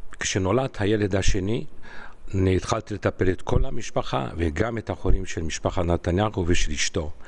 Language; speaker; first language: Hebrew; non-native, fluent; Romanian